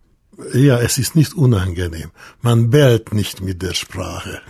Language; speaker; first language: German; non-native, fluent; Hungarian